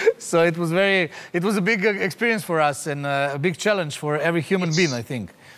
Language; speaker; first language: English; non-native, fluent; Serbian